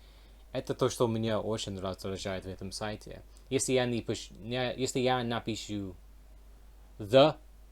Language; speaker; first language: Russian; non-native, learner; English